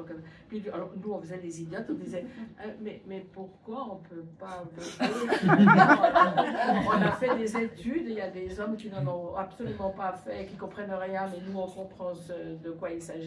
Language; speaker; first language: French; native; French